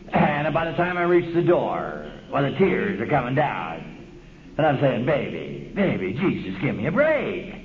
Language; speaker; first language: English; native; English